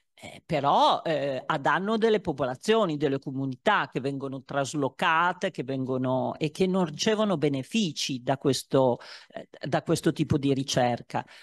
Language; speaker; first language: Italian; native; Italian